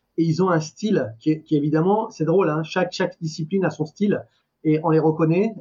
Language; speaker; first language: French; non-native, fluent; Persian